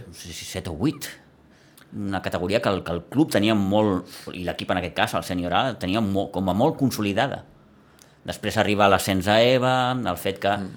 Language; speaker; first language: Catalan; native; Catalan